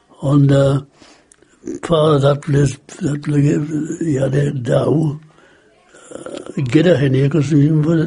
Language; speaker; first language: Welsh; native; Welsh